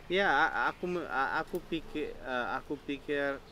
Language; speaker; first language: Indonesian; non-native, fluent; Dutch